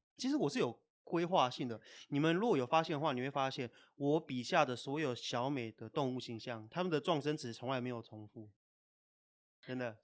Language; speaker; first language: Chinese; native; Chinese